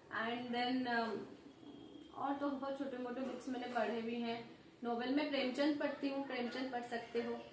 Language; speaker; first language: Hindi; non-native, local second language; Odia